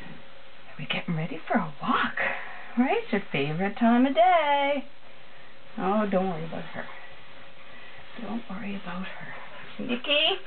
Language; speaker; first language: English; native; English